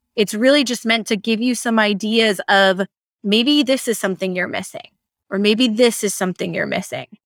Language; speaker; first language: English; native; English